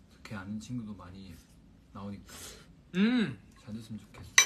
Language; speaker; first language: Korean; non-native, fluent; Chinese